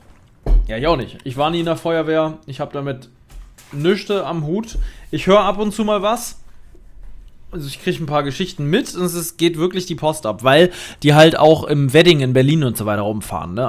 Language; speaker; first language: German; native; German